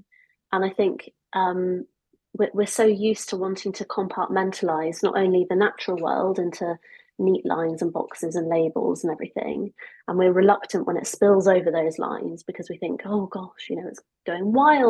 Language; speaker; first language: English; native; English